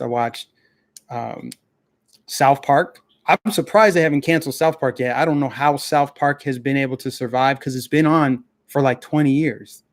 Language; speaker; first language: English; native; English